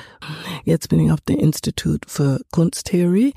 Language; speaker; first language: German; non-native, fluent; English